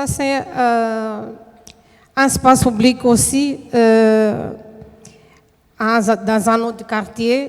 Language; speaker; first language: French; non-native, fluent; Portuguese